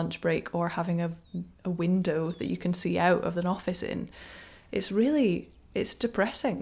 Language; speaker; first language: English; native; English